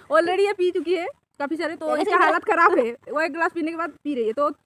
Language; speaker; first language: Hindi; non-native, local second language; Odia